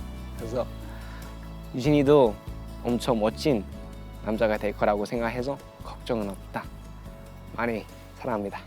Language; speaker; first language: Korean; early bilingual, heritage; English